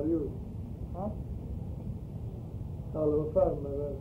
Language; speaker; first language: Swedish; early bilingual, heritage; Swedish